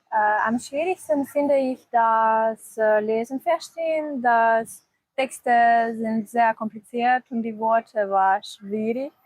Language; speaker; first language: German; non-native, learner; Croatian